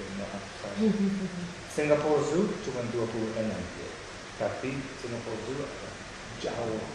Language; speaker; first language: Indonesian; non-native, fluent; English